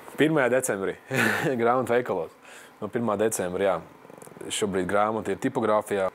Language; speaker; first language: Latvian; native; Latvian